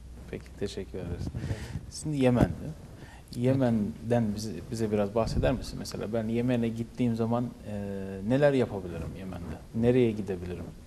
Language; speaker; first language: Turkish; native; Turkish